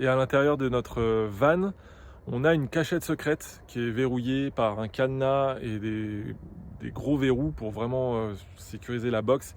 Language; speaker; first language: French; native; French